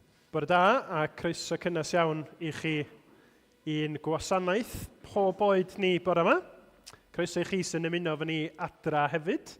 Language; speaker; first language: Welsh; native; Welsh